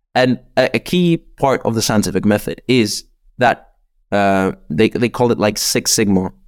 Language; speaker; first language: English; non-native, fluent; Czech